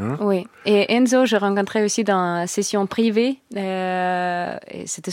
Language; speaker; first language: French; non-native, learner; Russian